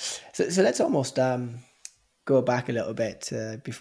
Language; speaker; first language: English; native; English